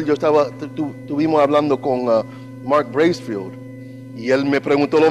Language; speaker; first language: Spanish; non-native, learner; English